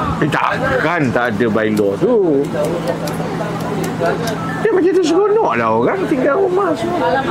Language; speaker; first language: Malay; native; Malay